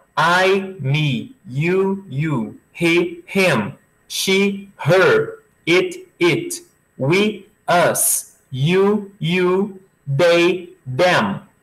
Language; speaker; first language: English; non-native, fluent; Portuguese